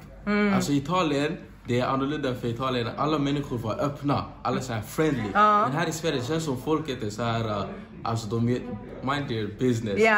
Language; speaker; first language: Swedish; non-native, fluent; Italian